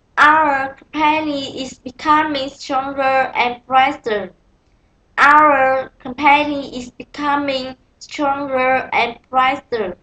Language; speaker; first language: English; non-native, learner; Vietnamese